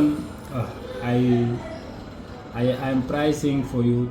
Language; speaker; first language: English; non-native, learner; Wolof